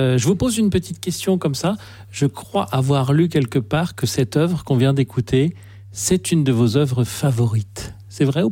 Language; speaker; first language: French; native; French